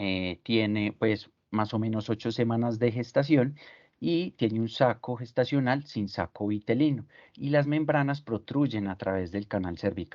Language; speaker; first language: Spanish; native; Spanish